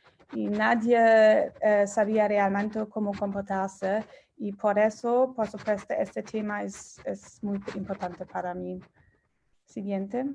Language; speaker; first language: Spanish; non-native, fluent; German